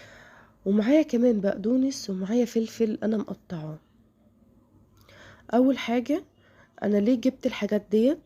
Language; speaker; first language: Arabic; native; Arabic